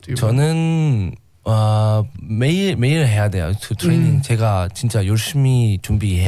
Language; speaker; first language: Korean; non-native, learner; English